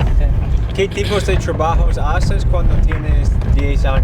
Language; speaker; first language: Spanish; non-native, learner; English